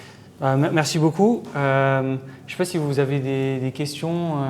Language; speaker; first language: French; native; French